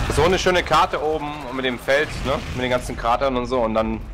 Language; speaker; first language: German; native; German